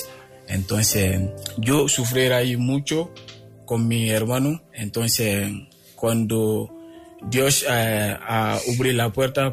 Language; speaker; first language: Spanish; non-native, fluent; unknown